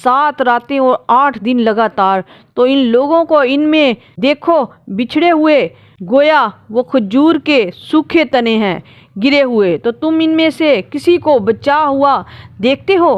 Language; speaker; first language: Urdu; native; Urdu